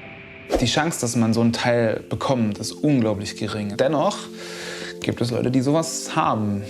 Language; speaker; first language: German; native; German